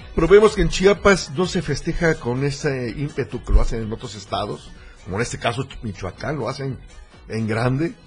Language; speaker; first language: Spanish; native; Spanish